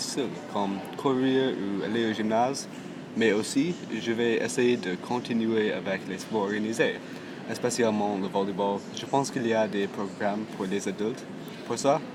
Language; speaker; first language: French; non-native, local second language; English